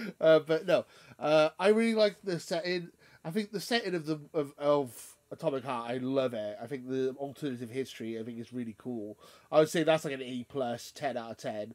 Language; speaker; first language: English; native; English